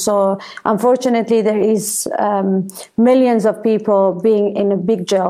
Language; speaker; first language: English; non-native, fluent; Persian